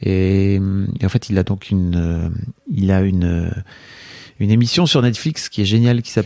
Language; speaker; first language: French; native; French